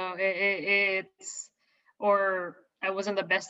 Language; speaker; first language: English; non-native, local second language; Filipino